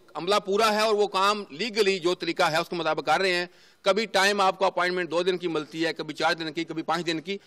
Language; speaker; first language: Urdu; non-native, local second language; Punjabi